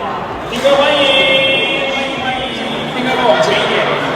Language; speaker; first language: Chinese; native; Chinese